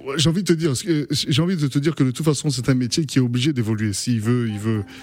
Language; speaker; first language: French; native; French